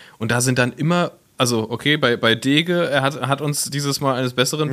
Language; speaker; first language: German; native; German